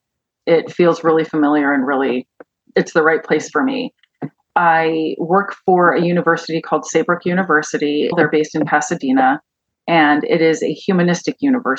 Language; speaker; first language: English; native; English